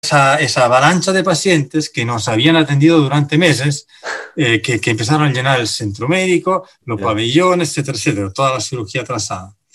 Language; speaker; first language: Spanish; non-native, fluent; Italian